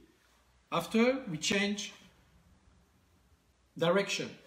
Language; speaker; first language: English; non-native, learner; French